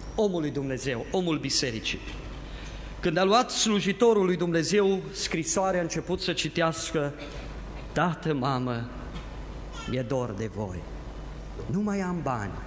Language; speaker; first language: Romanian; native; Romanian